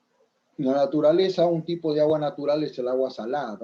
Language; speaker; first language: Spanish; native; Spanish